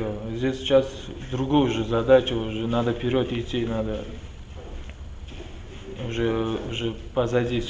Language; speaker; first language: Russian; non-native, local second language; Uzbek